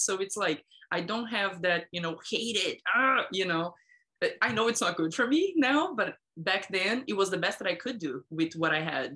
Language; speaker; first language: English; non-native, fluent; Portuguese